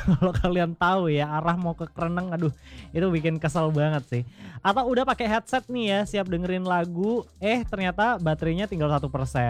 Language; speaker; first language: Indonesian; native; Indonesian